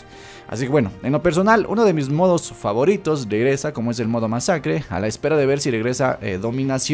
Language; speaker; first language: Spanish; native; Spanish